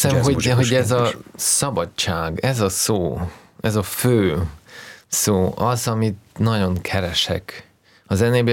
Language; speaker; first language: Hungarian; early bilingual, heritage; Hungarian